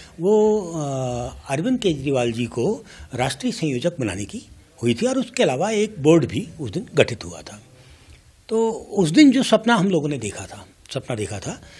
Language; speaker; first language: Hindi; native; Hindi